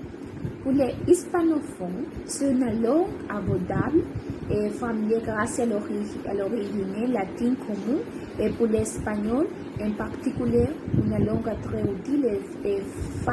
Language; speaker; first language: French; non-native, learner; Spanish